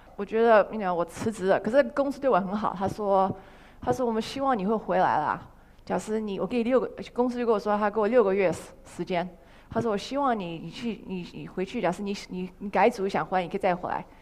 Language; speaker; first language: Chinese; early bilingual, heritage; Chinese